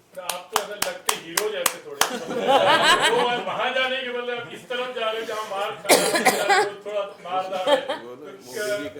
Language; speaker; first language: Hindi; native; Hindi